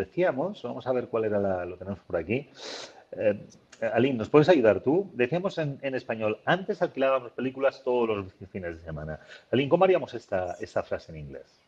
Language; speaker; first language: Spanish; native; Spanish